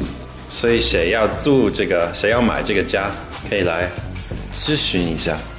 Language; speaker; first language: Chinese; non-native, fluent; English